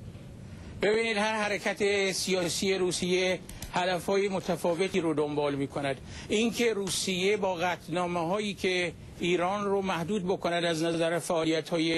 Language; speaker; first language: Persian; native; Persian